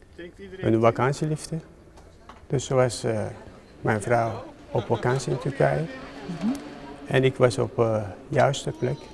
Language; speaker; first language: Dutch; non-native, fluent; Turkish